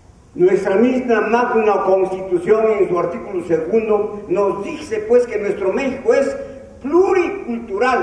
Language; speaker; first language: Spanish; non-native, local second language; Zapotec